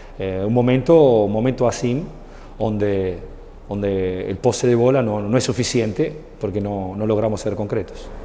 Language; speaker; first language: Spanish; native; Spanish